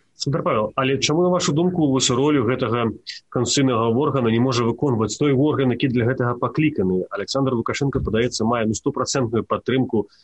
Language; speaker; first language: Belarusian; native; Belarusian